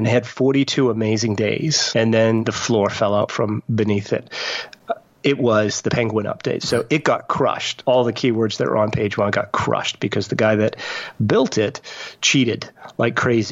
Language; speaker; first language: English; native; English